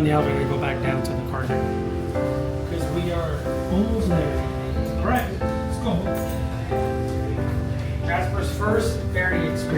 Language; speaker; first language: English; native; English